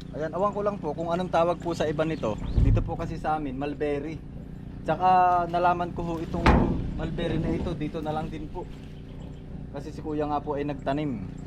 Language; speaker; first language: Filipino; native; Filipino